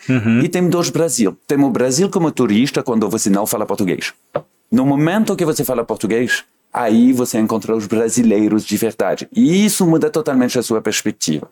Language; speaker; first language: Portuguese; non-native, fluent; French